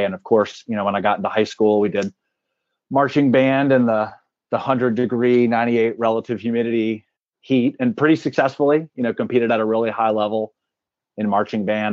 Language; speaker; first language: English; native; English